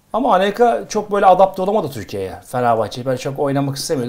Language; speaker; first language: Turkish; native; Turkish